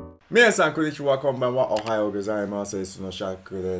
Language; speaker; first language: Japanese; non-native, learner; English